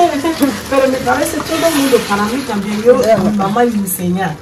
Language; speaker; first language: Spanish; non-native, learner; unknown